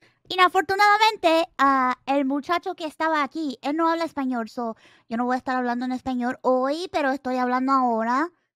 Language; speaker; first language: Spanish; early bilingual, other home language; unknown